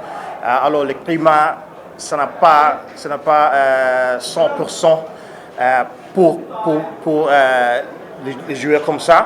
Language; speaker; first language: French; non-native, learner; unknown